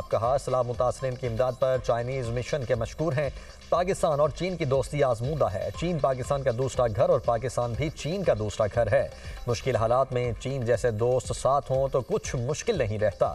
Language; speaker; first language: Urdu; native; Urdu